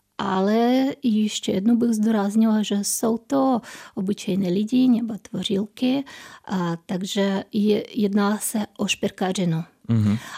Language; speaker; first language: Czech; non-native, fluent; Russian